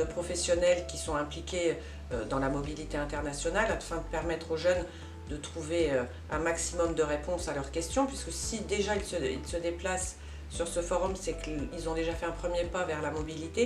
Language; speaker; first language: French; native; French